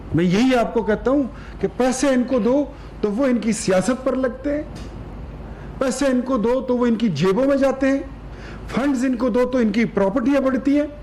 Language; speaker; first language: Urdu; non-native, local second language; Pashto